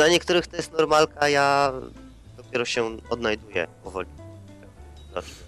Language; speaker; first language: Polish; native; Polish